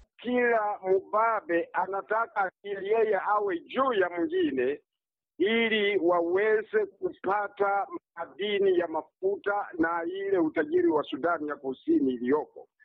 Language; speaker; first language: Swahili; non-native, local second language; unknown